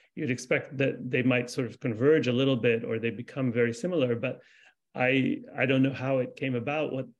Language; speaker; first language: English; early bilingual, other home language; Arabic